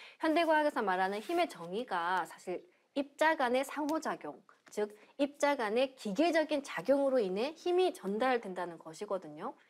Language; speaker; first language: Korean; native; Korean